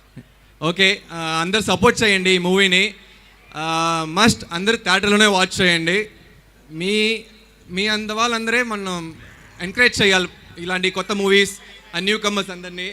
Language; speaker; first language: Telugu; non-native, fluent; Tamil